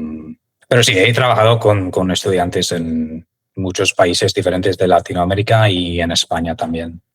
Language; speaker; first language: Spanish; non-native, fluent; English